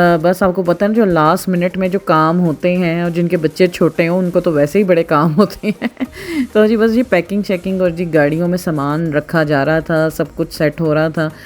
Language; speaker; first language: Urdu; non-native, local second language; Punjabi